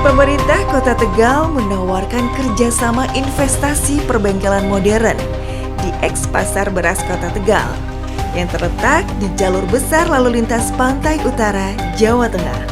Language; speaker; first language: Indonesian; native; Indonesian